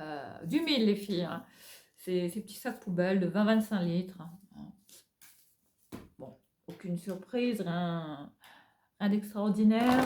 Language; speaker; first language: French; native; French